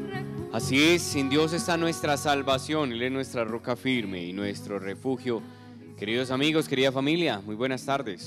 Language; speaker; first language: Spanish; native; Spanish